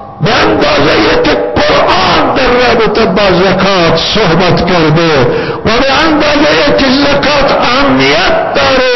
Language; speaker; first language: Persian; non-native, local second language; Baluchi